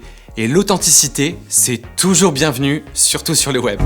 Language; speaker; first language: French; native; French